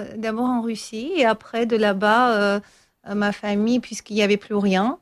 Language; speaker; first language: French; non-native, fluent; Armenian